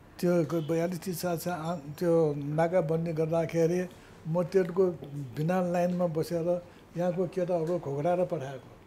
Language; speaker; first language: Nepali; non-native, local second language; Newari